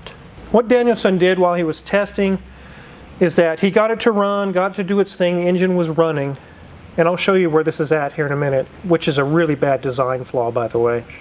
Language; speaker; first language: English; native; English